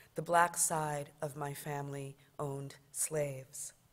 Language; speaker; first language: English; native; English